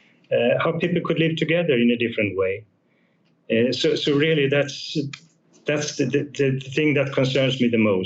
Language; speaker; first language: English; non-native, fluent; Swedish